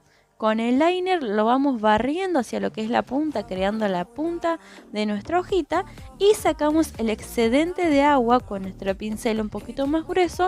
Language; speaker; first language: Spanish; native; Spanish